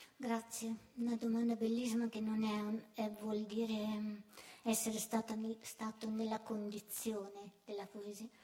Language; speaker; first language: Italian; native; Italian